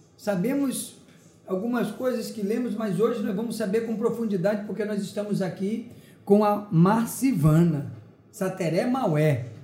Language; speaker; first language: Portuguese; native; Portuguese